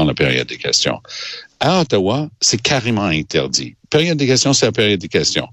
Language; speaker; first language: French; native; French